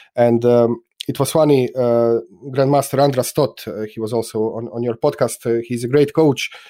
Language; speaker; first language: English; non-native, fluent; Croatian